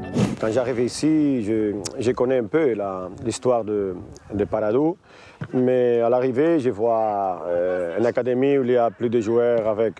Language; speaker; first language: French; non-native, learner; Spanish